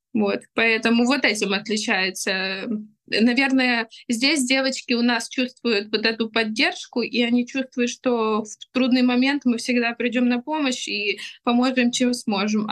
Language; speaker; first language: Russian; native; Russian